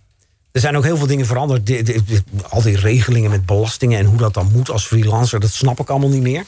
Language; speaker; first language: Dutch; native; Dutch